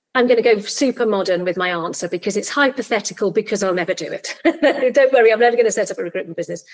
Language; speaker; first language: English; native; English